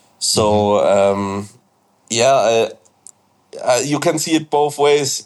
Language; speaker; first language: English; non-native, fluent; German